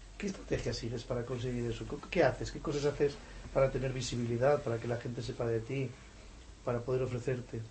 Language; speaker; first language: Spanish; native; Spanish